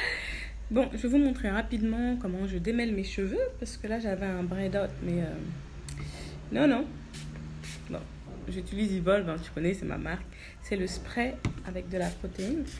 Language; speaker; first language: French; native; French